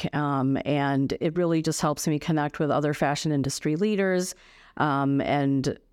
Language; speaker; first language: English; native; English